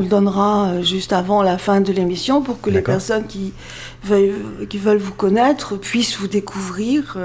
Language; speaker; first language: French; native; French